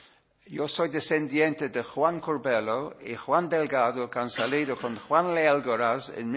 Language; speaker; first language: Spanish; non-native, learner; English